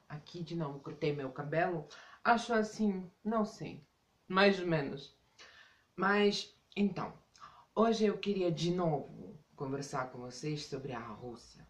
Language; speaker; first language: Portuguese; non-native, fluent; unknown